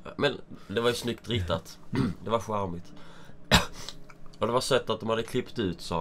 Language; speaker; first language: Swedish; native; Swedish